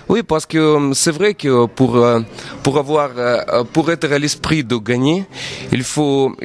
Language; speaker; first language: French; non-native, fluent; Russian